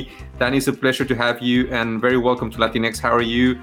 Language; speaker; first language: English; non-native, fluent; Spanish